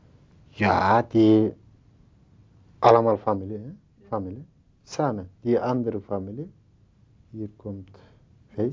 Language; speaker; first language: Dutch; non-native, learner; Turkish